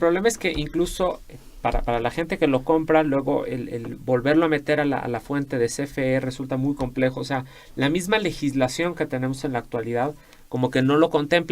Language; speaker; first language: Spanish; native; Spanish